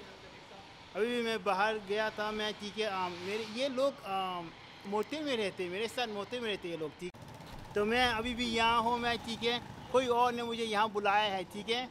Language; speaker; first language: Hindi; non-native, learner; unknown